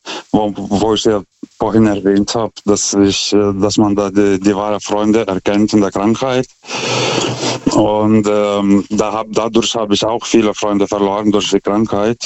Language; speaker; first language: German; non-native, fluent; Lithuanian